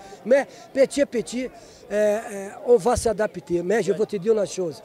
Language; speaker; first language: French; non-native, fluent; Portuguese